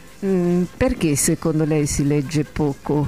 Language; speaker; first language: Italian; non-native, fluent; Spanish